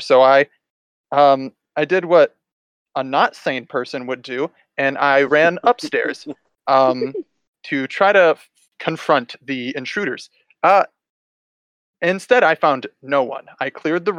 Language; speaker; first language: English; native; English